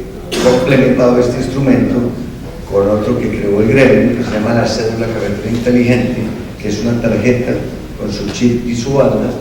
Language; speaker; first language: Spanish; native; Spanish